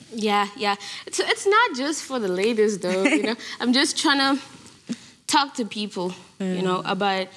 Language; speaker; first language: English; non-native, local second language; Zulu